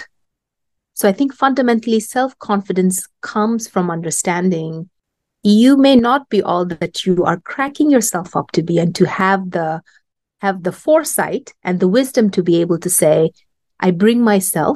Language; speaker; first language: English; non-native, local second language; Bangla